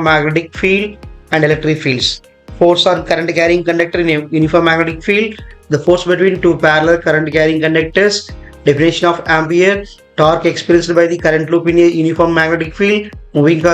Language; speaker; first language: English; non-native, local second language; Telugu